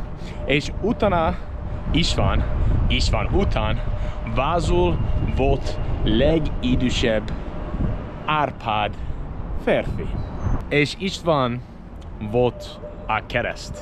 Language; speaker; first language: Hungarian; non-native, learner; English